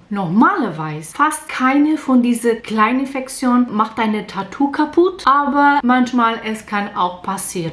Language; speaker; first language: German; non-native, learner; Portuguese